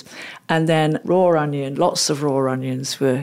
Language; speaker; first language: English; native; English